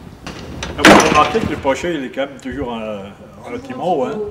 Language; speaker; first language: French; native; French